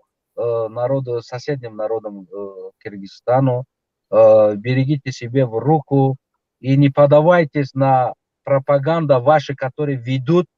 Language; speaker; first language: Russian; non-native, local second language; Tajik